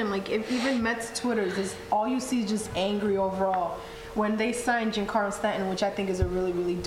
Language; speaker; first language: English; early bilingual, other home language; Spanish